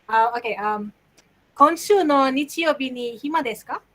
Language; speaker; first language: Japanese; non-native, learner; Malay